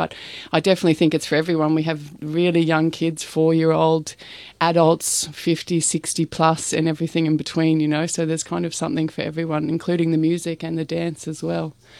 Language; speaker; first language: English; native; English